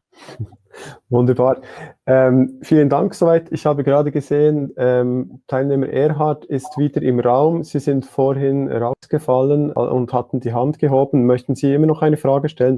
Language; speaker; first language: German; native; German